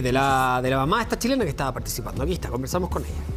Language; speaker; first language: Spanish; native; Spanish